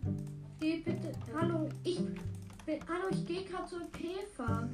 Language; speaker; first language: German; native; German